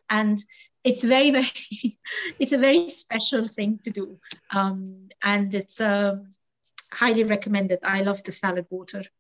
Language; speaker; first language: English; non-native, fluent; Arabic